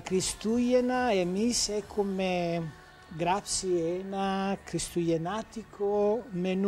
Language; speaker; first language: Greek; non-native, learner; Italian